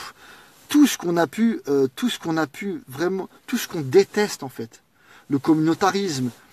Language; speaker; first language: French; native; French